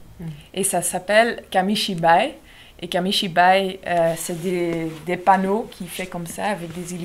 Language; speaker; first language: French; non-native, local second language; Dutch